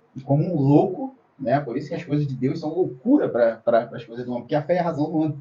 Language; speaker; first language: Portuguese; native; Portuguese